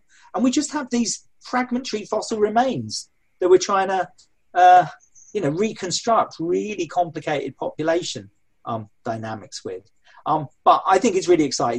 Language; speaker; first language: English; native; English